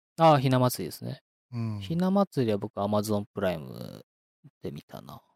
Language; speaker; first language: Japanese; native; Japanese